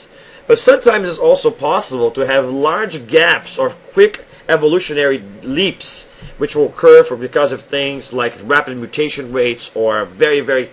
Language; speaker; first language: English; non-native, fluent; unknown